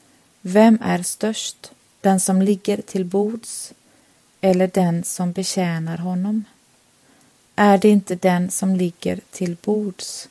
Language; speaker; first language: Swedish; native; Swedish